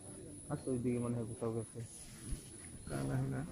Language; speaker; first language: Arabic; non-native, learner; Bangla